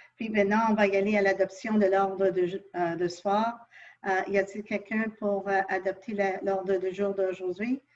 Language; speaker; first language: French; non-native, local second language; English